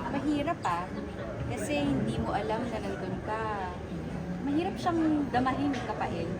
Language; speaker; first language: Filipino; native; Filipino